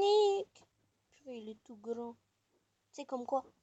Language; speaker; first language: French; native; French